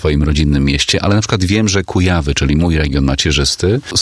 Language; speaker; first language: Polish; native; Polish